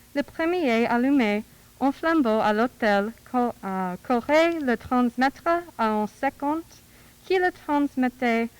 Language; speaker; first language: French; non-native, learner; English